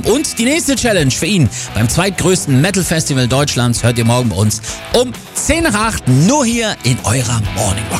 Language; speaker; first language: German; native; German